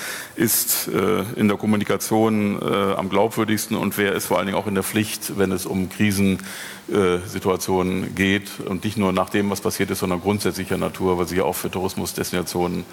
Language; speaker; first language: German; native; German